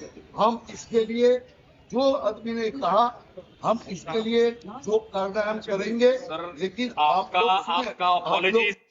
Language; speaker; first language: Hindi; non-native, local second language; Bangla